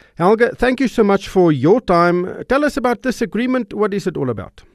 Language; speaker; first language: English; non-native, local second language; Afrikaans